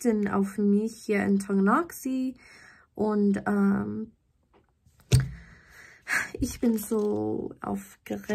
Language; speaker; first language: German; non-native, learner; English